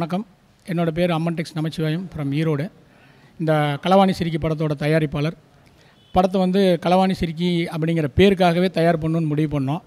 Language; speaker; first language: Tamil; native; Tamil